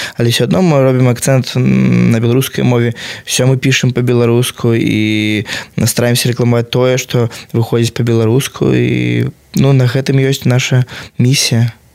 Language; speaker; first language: Belarusian; native; Belarusian